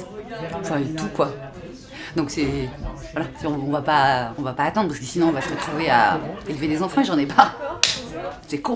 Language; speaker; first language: French; native; French